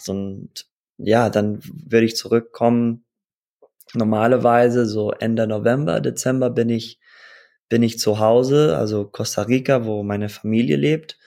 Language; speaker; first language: German; early bilingual, heritage; German